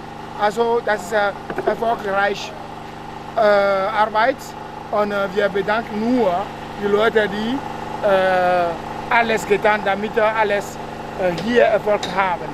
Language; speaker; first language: German; non-native, learner; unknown